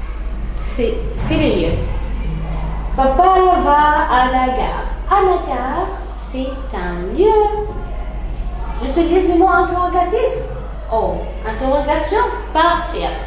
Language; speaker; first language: French; non-native, fluent; Arabic